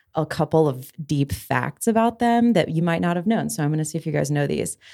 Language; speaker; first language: English; native; English